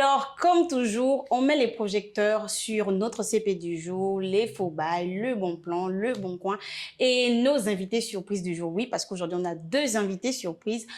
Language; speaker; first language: French; native; French